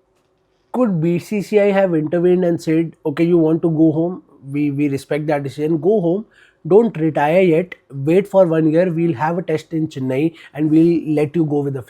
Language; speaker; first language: English; non-native, local second language; Hindi